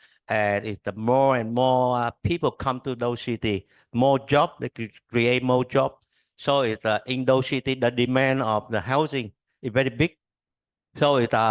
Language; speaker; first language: English; non-native, learner; Vietnamese